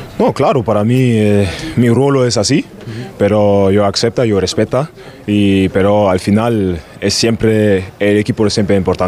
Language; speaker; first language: Spanish; non-native, learner; German